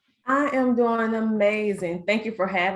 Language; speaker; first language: English; native; English